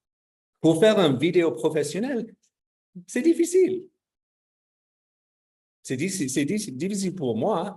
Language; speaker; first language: French; non-native, fluent; English